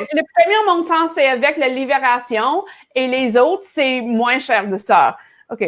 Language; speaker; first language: French; non-native, learner; English